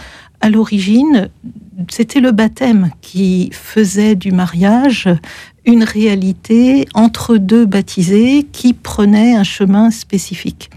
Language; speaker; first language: French; native; French